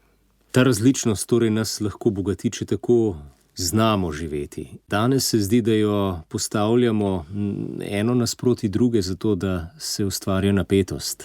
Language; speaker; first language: Slovenian; native; Slovenian